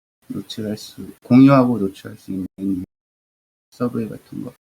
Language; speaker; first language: Korean; early bilingual, heritage; Korean